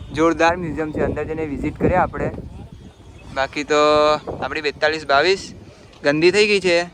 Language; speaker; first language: Gujarati; native; Gujarati